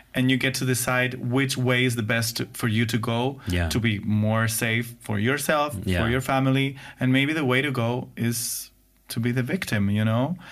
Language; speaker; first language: English; non-native, fluent; Spanish